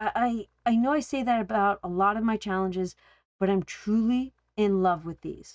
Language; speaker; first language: English; native; English